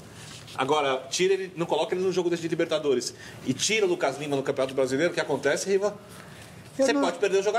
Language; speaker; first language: Portuguese; native; Portuguese